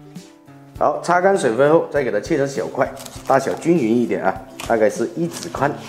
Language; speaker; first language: Chinese; non-native, local second language; Hakka Chinese